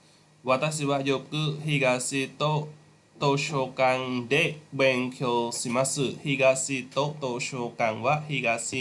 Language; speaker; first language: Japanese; non-native, fluent; Khmer